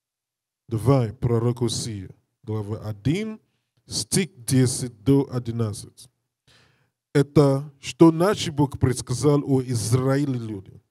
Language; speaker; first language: Russian; non-native, learner; English